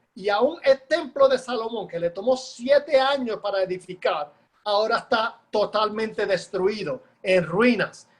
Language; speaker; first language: Spanish; early bilingual, heritage; Spanish